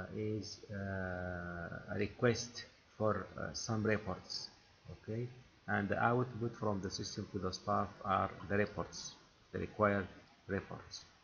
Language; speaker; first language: English; non-native, fluent; Arabic